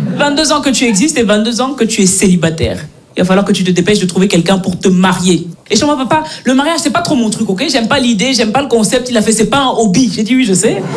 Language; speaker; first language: French; native; French